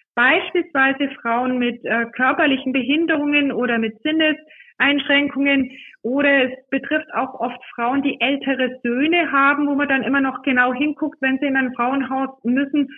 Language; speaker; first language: German; native; German